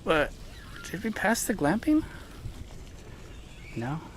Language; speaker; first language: English; native; English